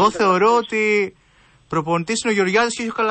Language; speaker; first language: Greek; native; Greek